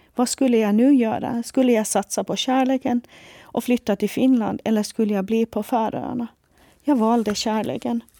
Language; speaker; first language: Swedish; non-native, fluent; Faroese